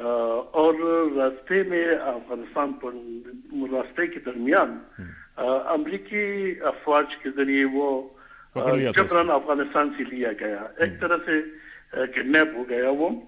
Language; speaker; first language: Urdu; non-native, fluent; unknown